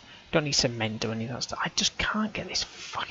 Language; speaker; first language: English; native; English